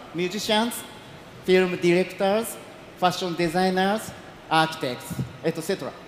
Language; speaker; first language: English; non-native, learner; Japanese